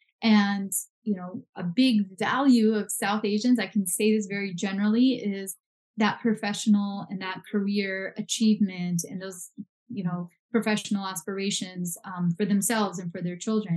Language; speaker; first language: English; non-native, local second language; Punjabi